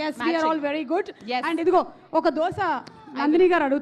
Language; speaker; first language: Telugu; native; Telugu